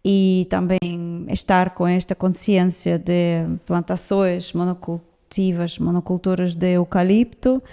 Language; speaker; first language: Portuguese; non-native, fluent; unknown